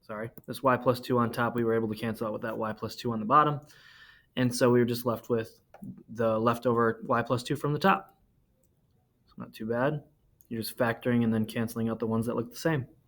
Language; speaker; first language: English; native; English